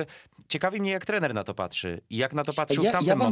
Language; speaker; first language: Polish; native; Polish